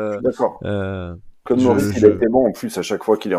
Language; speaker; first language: French; native; French